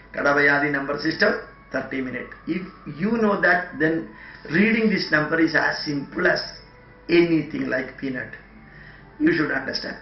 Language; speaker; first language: English; non-native, local second language; Malayalam